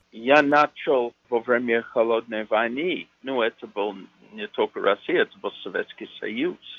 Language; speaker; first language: Russian; non-native, fluent; English